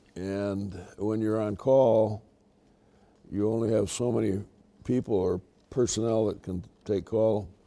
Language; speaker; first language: English; native; English